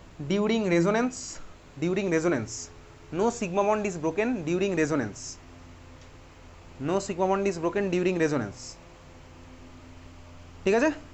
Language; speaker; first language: English; non-native, local second language; Bangla